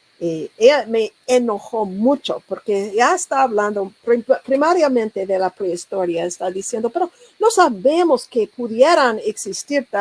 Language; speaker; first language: Spanish; non-native, learner; English